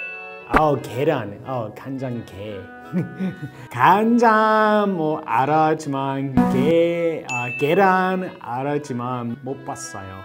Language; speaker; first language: Korean; non-native, learner; English